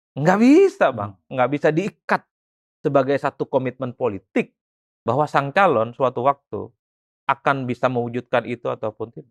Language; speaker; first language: Indonesian; non-native, local second language; Madurese